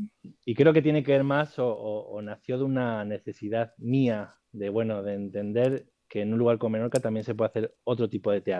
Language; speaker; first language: Spanish; native; Spanish